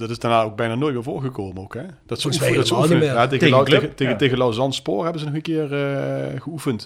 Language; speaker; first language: Dutch; native; Dutch